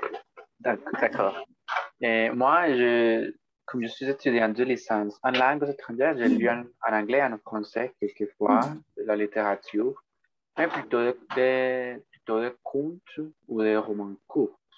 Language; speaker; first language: French; non-native, fluent; Spanish